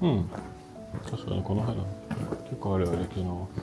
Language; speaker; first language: Japanese; non-native, learner; French